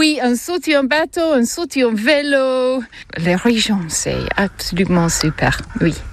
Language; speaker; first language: French; non-native, learner; English